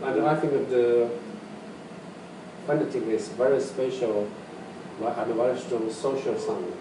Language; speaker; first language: English; non-native, learner; Chinese